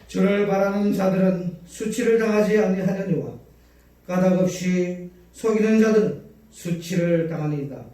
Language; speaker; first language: Korean; native; Korean